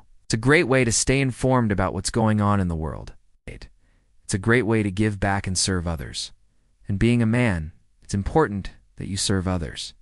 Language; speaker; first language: English; native; English